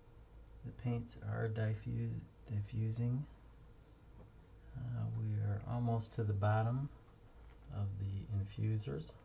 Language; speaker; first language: English; native; English